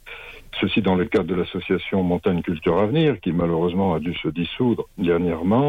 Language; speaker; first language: French; native; French